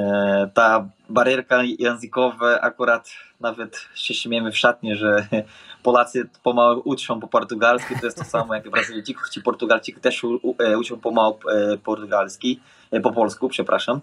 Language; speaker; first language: Polish; non-native, fluent; Portuguese